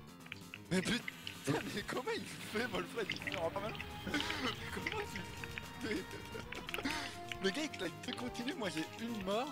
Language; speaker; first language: French; native; French